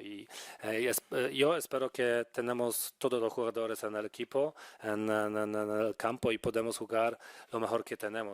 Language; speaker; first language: Spanish; non-native, fluent; Polish